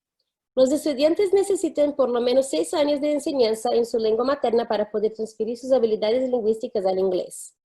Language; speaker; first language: Spanish; non-native, fluent; English